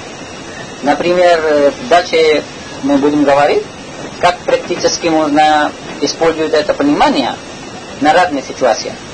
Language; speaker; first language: Russian; non-native, learner; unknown